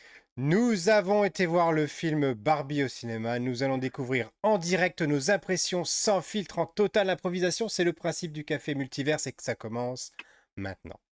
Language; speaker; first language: French; native; French